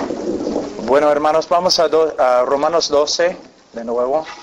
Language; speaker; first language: Spanish; non-native, fluent; English